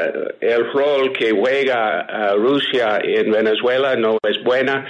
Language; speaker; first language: Spanish; non-native, fluent; English